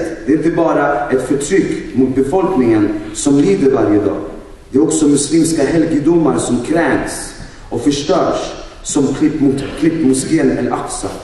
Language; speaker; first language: Swedish; non-native, fluent; Albanian